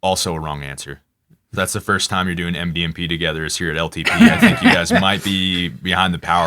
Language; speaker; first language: English; native; English